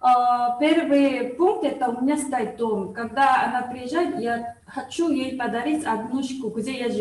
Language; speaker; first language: Russian; non-native, learner; Korean